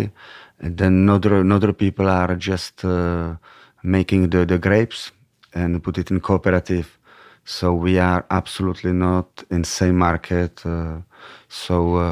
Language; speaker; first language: English; non-native, learner; Czech